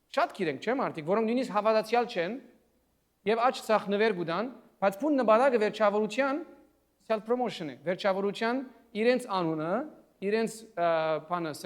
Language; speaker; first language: Armenian; early bilingual, heritage; Armenian